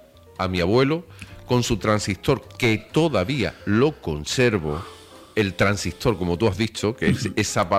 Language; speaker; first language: Spanish; native; Spanish